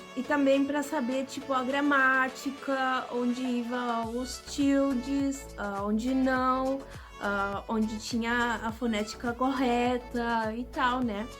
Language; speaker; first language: Portuguese; early bilingual, other home language; Spanish